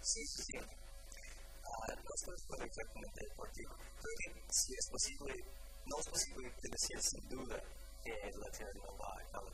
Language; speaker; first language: Spanish; non-native, fluent; English